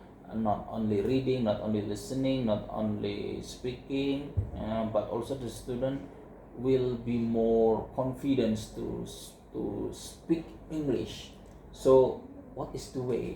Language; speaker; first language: English; non-native, learner; Indonesian